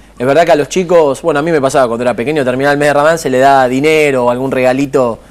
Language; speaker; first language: Spanish; native; Spanish